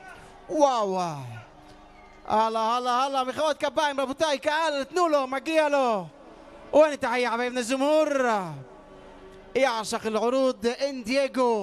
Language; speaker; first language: Hebrew; non-native, local second language; Arabic